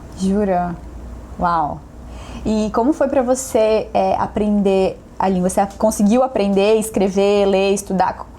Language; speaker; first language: Portuguese; native; Portuguese